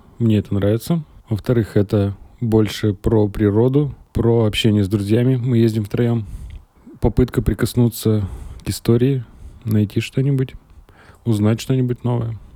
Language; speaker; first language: Russian; native; Russian